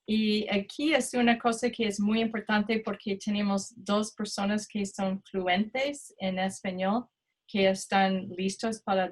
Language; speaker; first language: Spanish; non-native, fluent; English